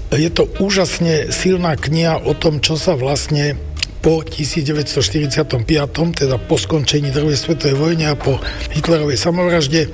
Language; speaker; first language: Slovak; native; Slovak